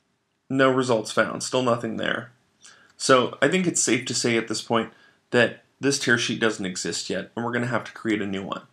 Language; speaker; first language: English; native; English